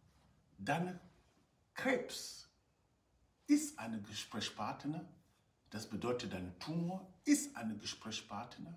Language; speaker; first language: German; non-native, fluent; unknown